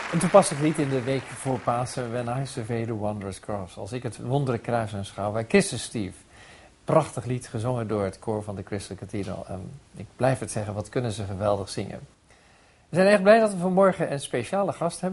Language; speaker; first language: Dutch; native; Dutch